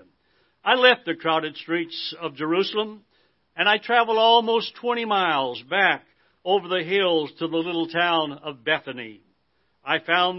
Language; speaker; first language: English; native; English